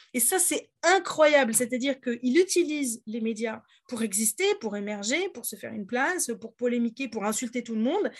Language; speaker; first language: French; native; French